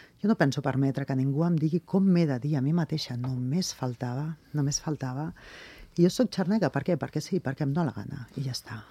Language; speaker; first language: Catalan; non-native, local second language; Spanish